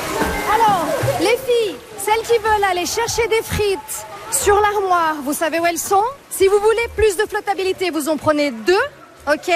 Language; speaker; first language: French; native; French